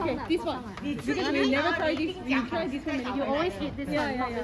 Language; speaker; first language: English; non-native, fluent; Korean